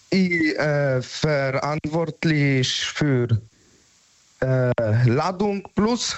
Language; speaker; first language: German; non-native, learner; Polish